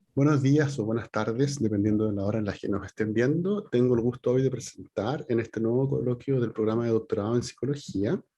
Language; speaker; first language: Spanish; native; Spanish